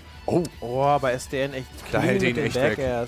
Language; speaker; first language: German; native; German